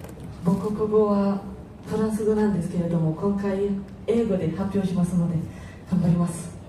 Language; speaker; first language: Japanese; non-native, fluent; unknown